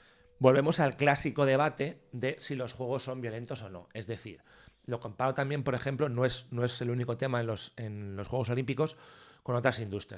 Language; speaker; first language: Spanish; native; Spanish